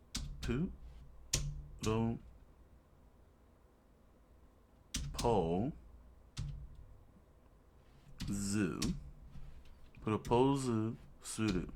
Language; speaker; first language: Japanese; non-native, learner; English